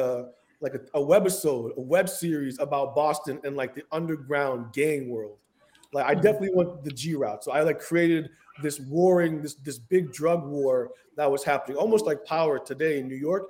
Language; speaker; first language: English; early bilingual, other home language; Haitian Creole